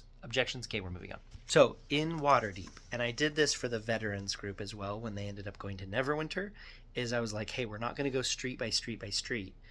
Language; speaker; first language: English; native; English